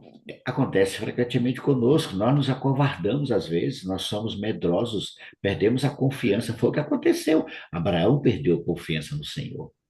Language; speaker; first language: Portuguese; native; Portuguese